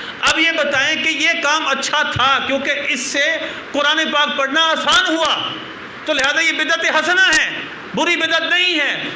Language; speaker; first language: Urdu; non-native, local second language; Punjabi